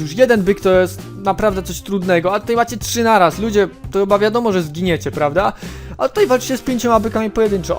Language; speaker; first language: Polish; native; Polish